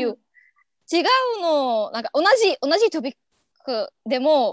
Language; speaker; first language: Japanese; non-native, learner; Arabic